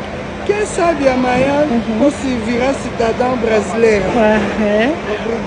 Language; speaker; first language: Portuguese; non-native, fluent; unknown